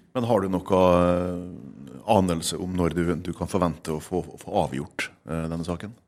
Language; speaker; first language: Norwegian; native; Norwegian